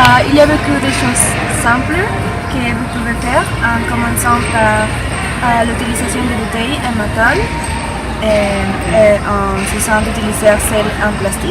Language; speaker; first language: French; non-native, learner; Spanish